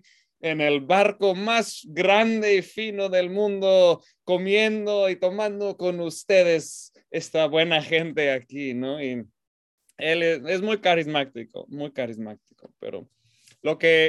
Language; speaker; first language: Spanish; non-native, fluent; English